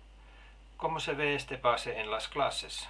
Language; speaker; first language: Spanish; non-native, learner; Finnish